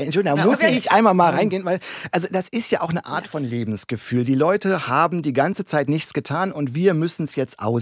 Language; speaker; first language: German; native; German